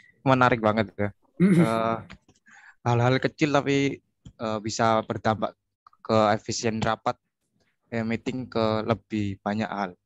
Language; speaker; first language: Indonesian; native; Indonesian